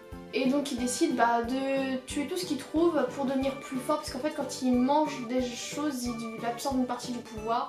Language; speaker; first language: French; native; French